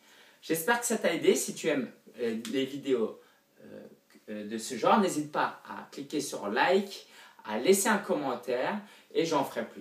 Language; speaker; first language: French; native; French